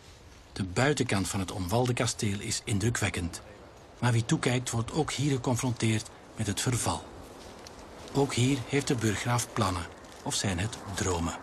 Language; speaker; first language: Dutch; native; Dutch